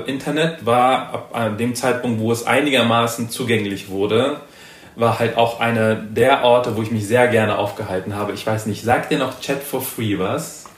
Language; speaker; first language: German; early bilingual, other home language; Persian